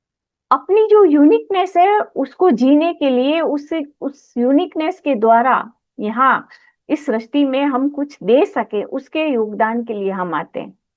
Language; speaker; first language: Hindi; native; Hindi